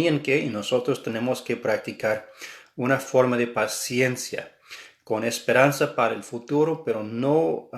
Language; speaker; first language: Spanish; non-native, fluent; English